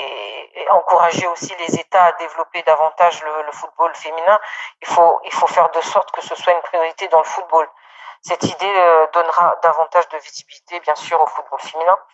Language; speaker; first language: French; non-native, local second language; Comorian